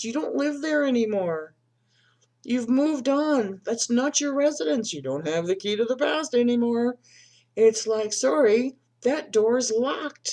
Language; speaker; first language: English; native; English